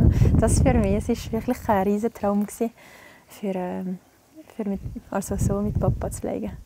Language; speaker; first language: German; non-native, local second language; French